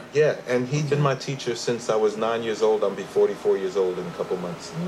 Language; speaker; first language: English; native; English